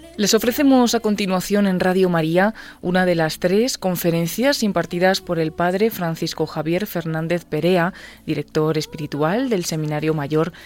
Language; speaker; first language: Spanish; native; Spanish